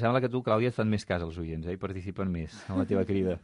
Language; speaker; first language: Catalan; native; Catalan